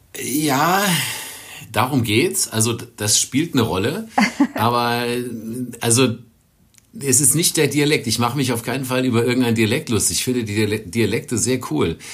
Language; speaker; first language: German; native; German